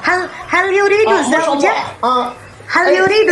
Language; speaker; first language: Arabic; non-native, learner; Indonesian